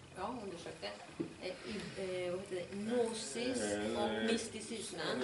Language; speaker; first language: Swedish; non-native, fluent; Spanish